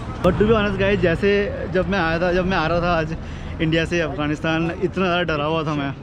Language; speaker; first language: Hindi; native; Hindi